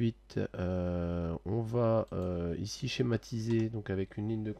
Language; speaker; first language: French; native; French